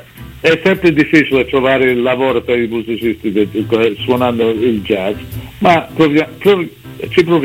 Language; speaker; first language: Italian; early bilingual, heritage; English